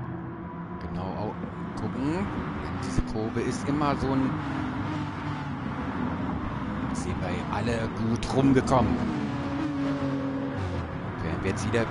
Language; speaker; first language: German; native; German